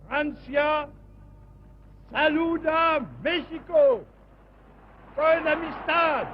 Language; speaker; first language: Spanish; non-native, fluent; French